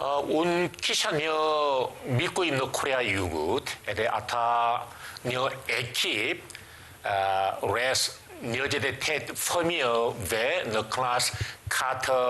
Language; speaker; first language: Albanian; non-native, learner; Korean